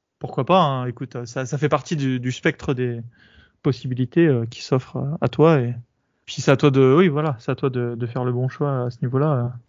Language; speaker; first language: French; native; French